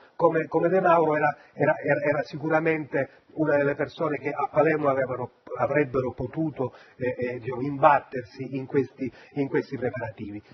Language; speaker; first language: Italian; native; Italian